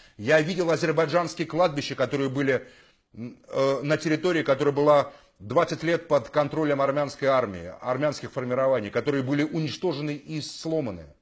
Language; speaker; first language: Russian; native; Russian